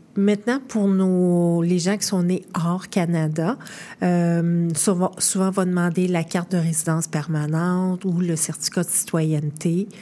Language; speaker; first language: French; native; French